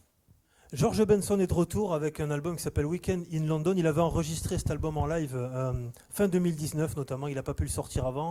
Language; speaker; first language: French; native; French